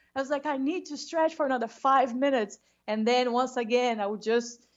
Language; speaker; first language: English; non-native, fluent; Portuguese